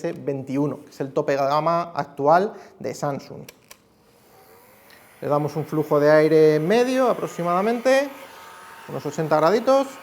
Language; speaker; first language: Spanish; native; Spanish